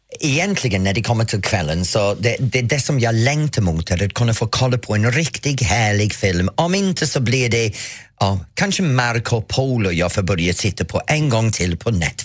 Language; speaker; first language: Swedish; non-native, fluent; English